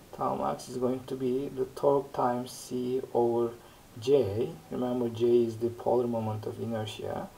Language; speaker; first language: English; non-native, fluent; Turkish